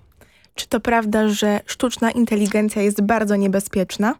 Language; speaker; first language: Polish; native; Polish